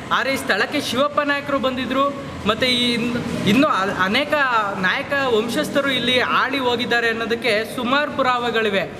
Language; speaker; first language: Kannada; native; Kannada